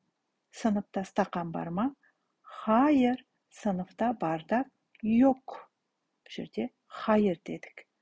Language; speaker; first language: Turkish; non-native, fluent; Kazakh